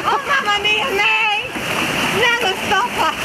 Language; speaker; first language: Swedish; non-native, learner; Russian